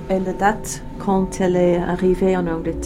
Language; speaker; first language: French; non-native, learner; English